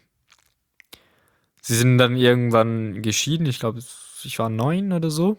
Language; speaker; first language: German; non-native, fluent; Portuguese